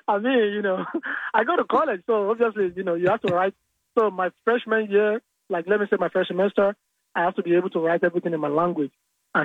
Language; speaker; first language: English; non-native, local second language; Yoruba